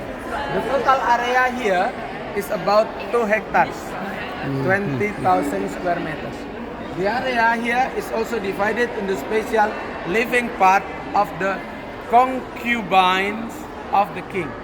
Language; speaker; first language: English; non-native, learner; Indonesian